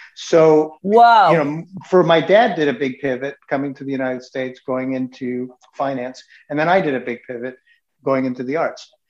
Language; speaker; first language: English; native; English